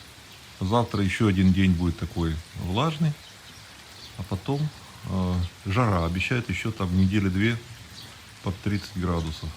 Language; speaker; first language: Russian; native; Russian